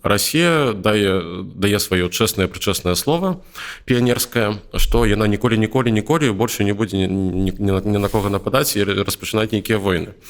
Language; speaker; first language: Belarusian; non-native, local second language; Russian